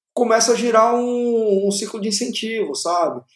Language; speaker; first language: Portuguese; native; Portuguese